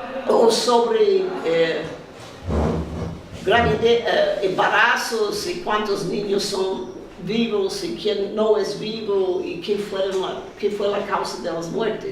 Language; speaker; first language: Spanish; non-native, fluent; English